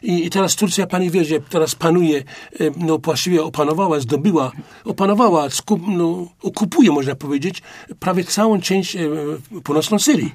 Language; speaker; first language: Polish; non-native, fluent; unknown